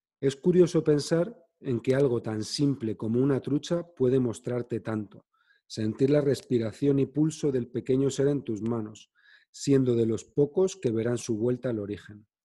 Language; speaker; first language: Spanish; native; Spanish